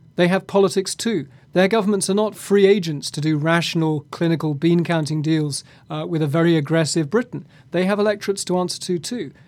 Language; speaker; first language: English; native; English